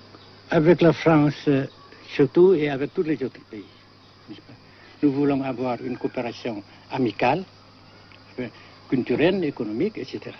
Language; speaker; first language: French; non-native, fluent; Vietnamese